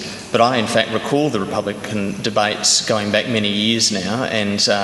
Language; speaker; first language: English; native; English